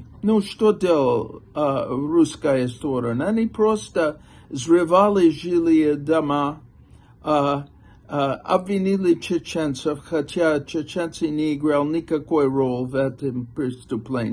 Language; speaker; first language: Russian; non-native, fluent; English